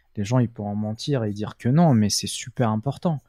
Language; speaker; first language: French; non-native, local second language; Arabic